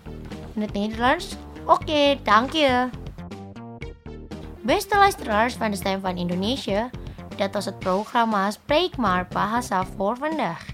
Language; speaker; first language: Dutch; non-native, learner; Indonesian